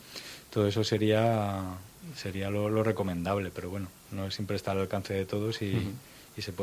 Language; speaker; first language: Spanish; native; Spanish